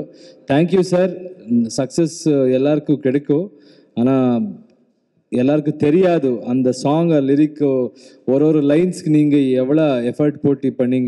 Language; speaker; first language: Tamil; non-native, learner; Kannada